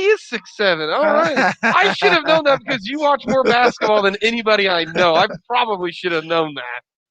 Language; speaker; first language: English; native; English